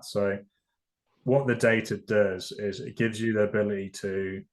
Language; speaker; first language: English; native; English